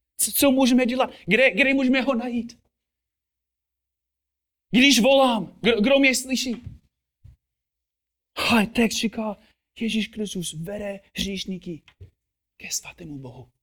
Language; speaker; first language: Czech; non-native, fluent; English